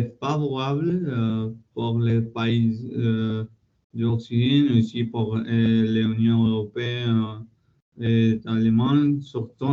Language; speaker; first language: French; non-native, learner; Spanish